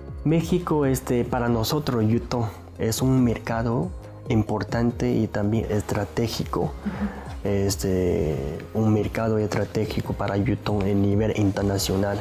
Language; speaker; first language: Spanish; non-native, learner; Chinese